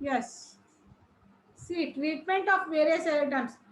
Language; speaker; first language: English; non-native, local second language; Kannada